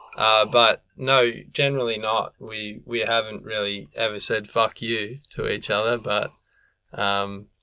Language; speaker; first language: English; native; English